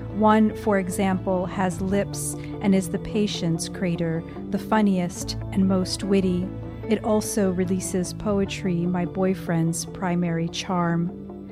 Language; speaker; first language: English; early bilingual, other home language; Spanish